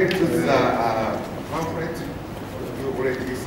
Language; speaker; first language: English; non-native, learner; Japanese